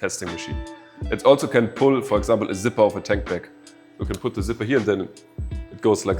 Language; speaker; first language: English; non-native, fluent; German